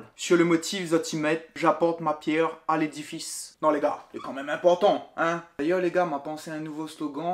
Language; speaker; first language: French; non-native, local second language; Réunion Creole French